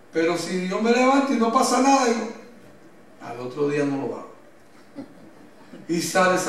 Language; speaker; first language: Spanish; native; Spanish